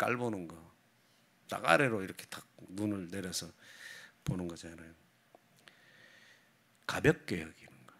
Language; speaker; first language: Korean; native; Korean